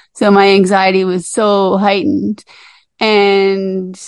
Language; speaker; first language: English; native; English